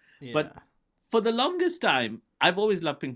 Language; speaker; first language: English; non-native, local second language; Bangla